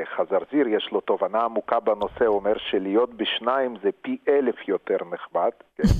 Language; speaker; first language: Hebrew; non-native, fluent; Russian